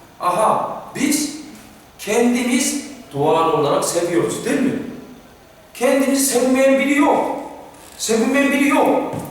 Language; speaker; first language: Turkish; non-native, fluent; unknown